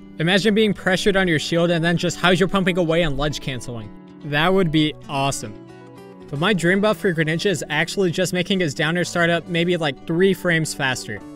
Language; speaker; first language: English; native; English